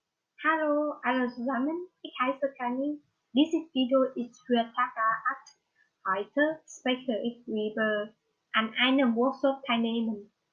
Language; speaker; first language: German; non-native, learner; Vietnamese